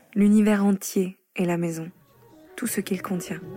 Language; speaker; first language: French; non-native, fluent; Arabic